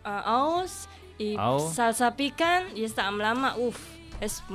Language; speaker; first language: Catalan; non-native, learner; Indonesian